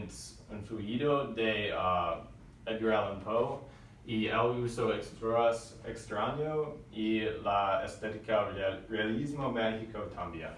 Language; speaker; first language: Spanish; non-native, learner; English